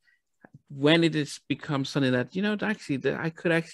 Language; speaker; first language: English; native; English